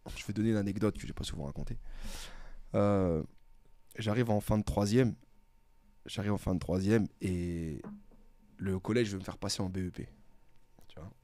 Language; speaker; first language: French; native; French